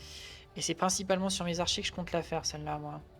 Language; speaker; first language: French; native; French